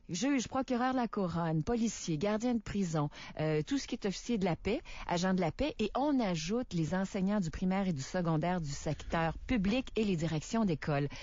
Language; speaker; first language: French; native; French